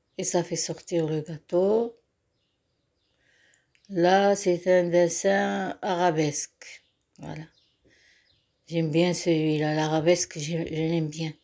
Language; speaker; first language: French; non-native, local second language; Arabic